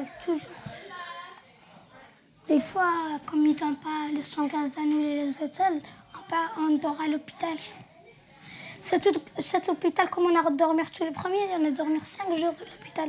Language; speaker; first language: French; non-native, learner; Arabic